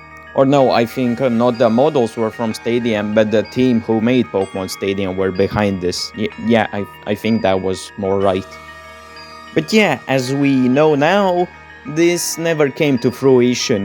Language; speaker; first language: English; non-native, fluent; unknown